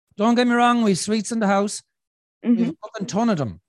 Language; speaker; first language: English; native; English